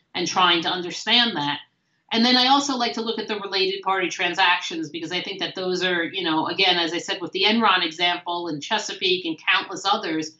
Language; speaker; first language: English; native; English